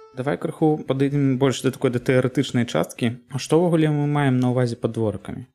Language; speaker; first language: Belarusian; native; Belarusian